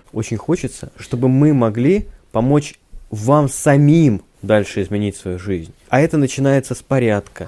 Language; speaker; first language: Russian; native; Russian